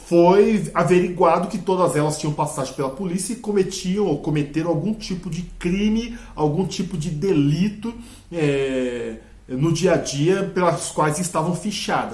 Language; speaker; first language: Portuguese; native; Portuguese